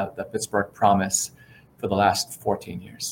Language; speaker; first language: English; non-native, fluent; Arabic